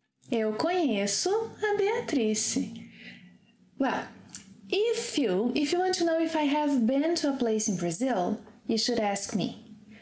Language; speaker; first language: English; non-native, fluent; Portuguese